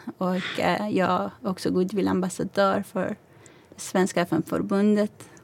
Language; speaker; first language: Swedish; non-native, fluent; Persian